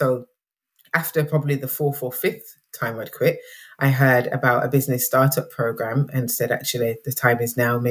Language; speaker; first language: English; native; English